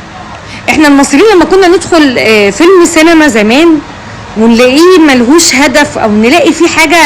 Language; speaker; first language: Arabic; native; Arabic